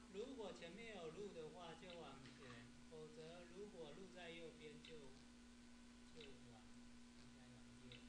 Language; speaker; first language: Chinese; native; Chinese